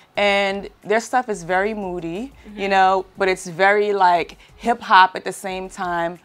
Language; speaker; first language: English; native; English